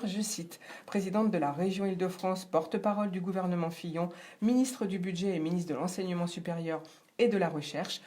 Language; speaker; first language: French; native; French